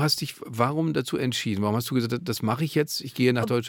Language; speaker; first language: German; native; German